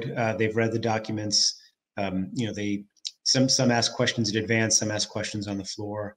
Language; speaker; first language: English; native; English